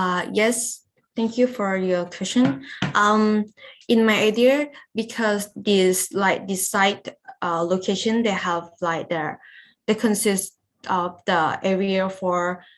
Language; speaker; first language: English; non-native, learner; Lao